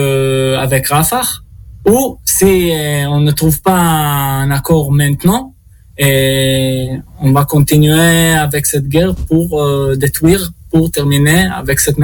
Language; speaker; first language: French; non-native, learner; Hebrew